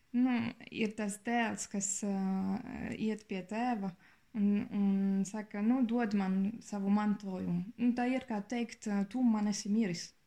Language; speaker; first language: Latvian; non-native, learner; German